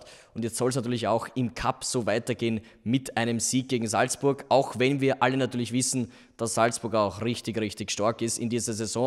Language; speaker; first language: German; native; German